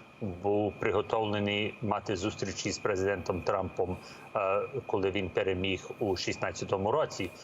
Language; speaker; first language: Ukrainian; early bilingual, heritage; Ukrainian